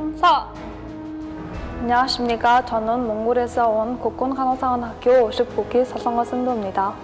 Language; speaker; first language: Korean; non-native, fluent; Mongolian